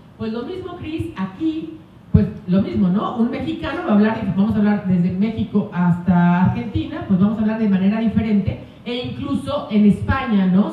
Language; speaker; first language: Spanish; native; Spanish